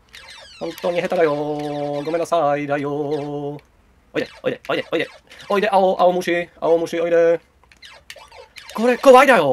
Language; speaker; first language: Japanese; non-native, learner; Czech